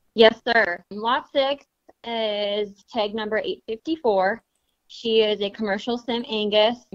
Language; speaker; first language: English; native; English